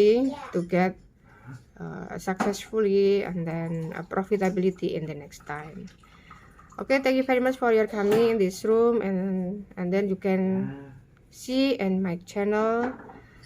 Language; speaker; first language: English; non-native, learner; Indonesian